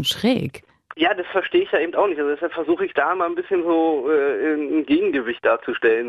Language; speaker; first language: German; native; German